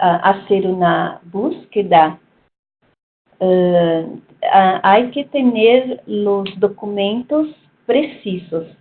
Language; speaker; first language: Spanish; non-native, fluent; Portuguese